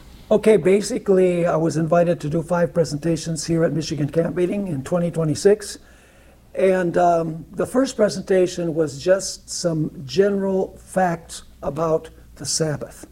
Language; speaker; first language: English; early bilingual, other home language; Spanish